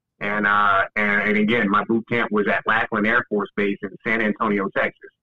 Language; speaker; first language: English; native; English